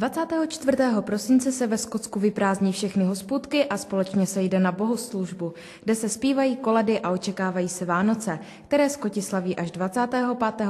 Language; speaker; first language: Czech; native; Czech